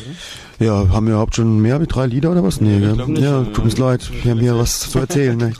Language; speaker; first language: German; native; German